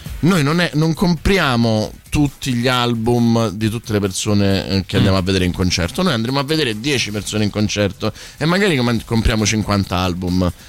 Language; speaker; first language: Italian; native; Italian